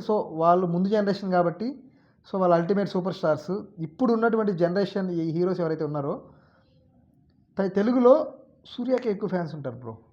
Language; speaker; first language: Telugu; native; Telugu